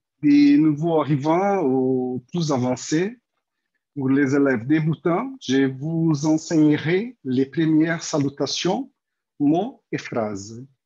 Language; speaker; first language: French; non-native, fluent; Portuguese